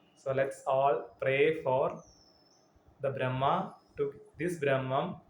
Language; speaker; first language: English; non-native, local second language; Malayalam